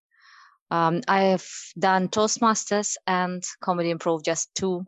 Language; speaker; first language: English; non-native, fluent; Russian